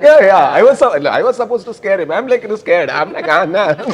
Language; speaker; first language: English; non-native, local second language; Kannada